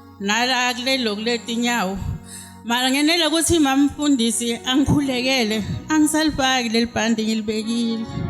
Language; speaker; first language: Zulu; non-native, local second language; Swati